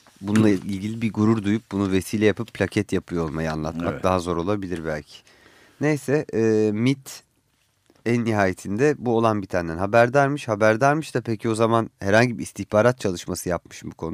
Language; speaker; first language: Turkish; native; Turkish